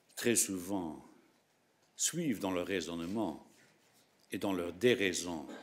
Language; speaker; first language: French; non-native, local second language; Luxembourgish